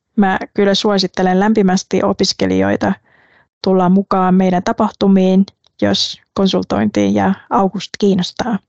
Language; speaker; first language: Finnish; non-native, fluent; Vietnamese